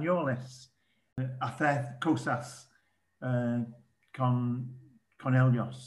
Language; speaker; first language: Spanish; non-native, learner; English